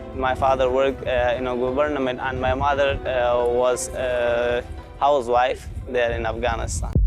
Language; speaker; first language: English; non-native, learner; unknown